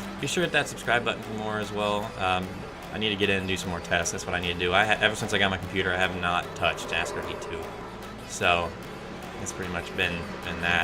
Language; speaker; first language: English; native; English